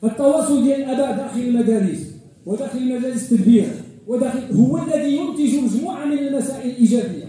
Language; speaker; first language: Arabic; native; Arabic